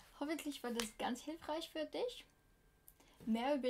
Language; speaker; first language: German; non-native, fluent; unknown